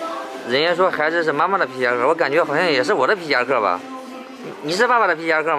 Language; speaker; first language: Chinese; native; Chinese